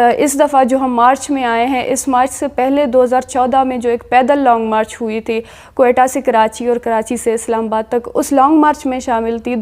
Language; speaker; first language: Urdu; non-native, local second language; Baluchi